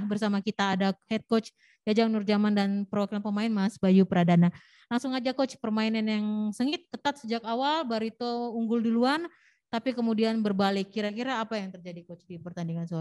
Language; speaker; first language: Indonesian; native; Indonesian